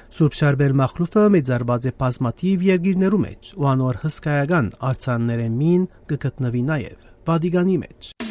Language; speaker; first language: Armenian; native; Armenian